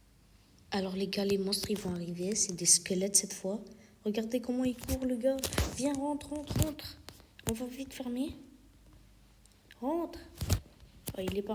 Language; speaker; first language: French; native; French